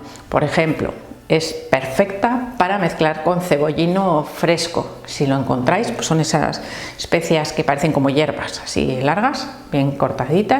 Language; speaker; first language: Spanish; native; Spanish